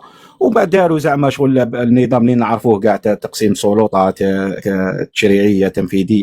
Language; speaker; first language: Arabic; native; Arabic